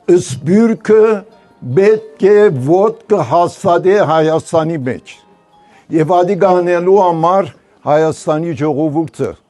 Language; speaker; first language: Armenian; non-native, local second language; Turkish